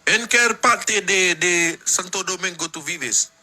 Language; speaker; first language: Spanish; non-native, learner; Haitian Creole